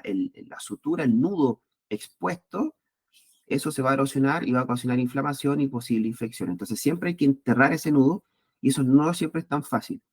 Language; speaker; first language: Spanish; native; Spanish